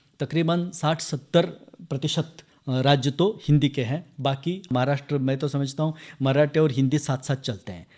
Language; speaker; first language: Hindi; non-native, local second language; Marathi